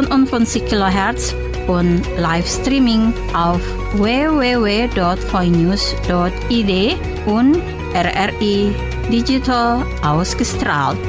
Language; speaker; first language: German; non-native, fluent; Indonesian